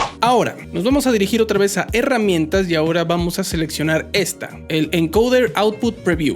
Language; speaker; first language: Spanish; native; Spanish